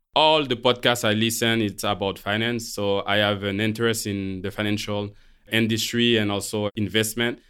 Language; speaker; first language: English; non-native, fluent; Haitian Creole